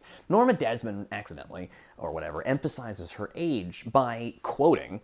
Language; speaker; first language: English; native; English